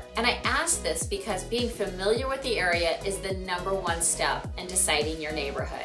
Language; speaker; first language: English; native; English